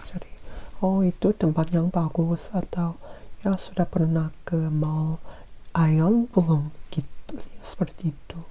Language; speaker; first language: Indonesian; non-native, fluent; Korean